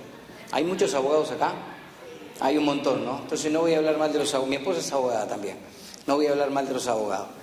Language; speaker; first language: Spanish; native; Spanish